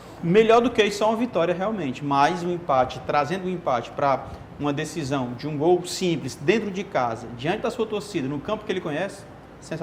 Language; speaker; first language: Portuguese; native; Portuguese